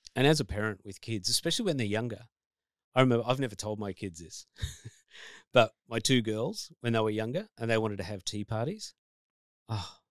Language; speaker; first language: English; native; English